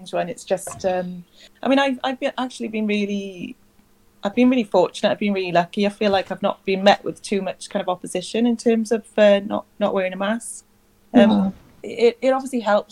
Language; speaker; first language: English; native; English